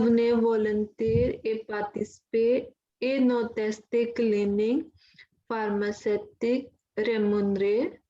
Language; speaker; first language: French; non-native, learner; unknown